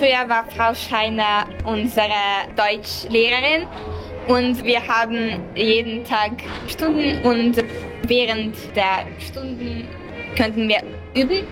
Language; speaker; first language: German; non-native, learner; Hungarian